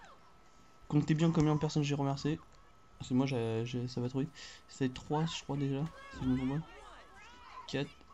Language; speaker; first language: French; native; French